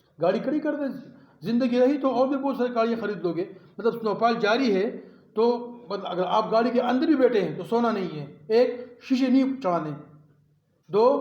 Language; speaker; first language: Urdu; non-native, local second language; Pashto